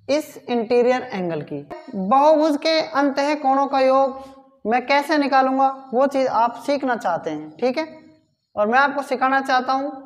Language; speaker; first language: Hindi; native; Hindi